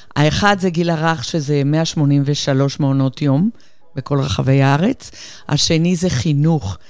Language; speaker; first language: Hebrew; non-native, fluent; Spanish